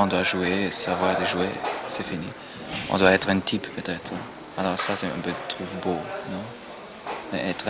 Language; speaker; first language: French; non-native, fluent; German